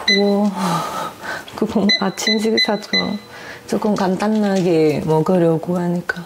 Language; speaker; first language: Korean; non-native, learner; Indonesian